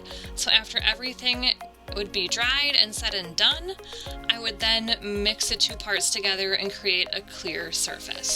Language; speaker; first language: English; native; English